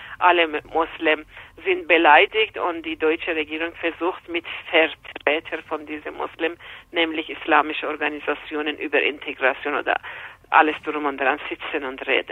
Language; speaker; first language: German; non-native, fluent; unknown